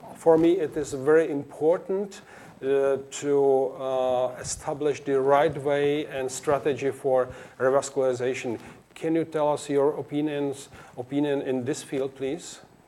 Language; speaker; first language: English; non-native, fluent; Czech